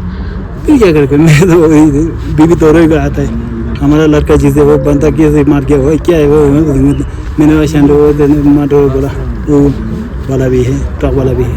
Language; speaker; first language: Hindi; non-native, local second language; Tibetan